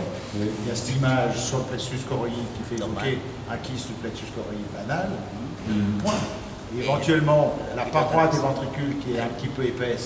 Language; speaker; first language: French; native; French